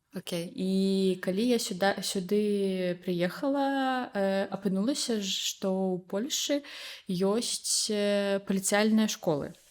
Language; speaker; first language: Belarusian; native; Belarusian